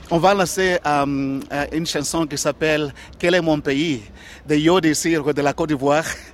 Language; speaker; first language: French; non-native, learner; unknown